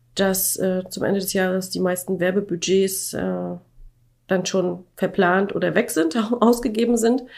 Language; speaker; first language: German; native; German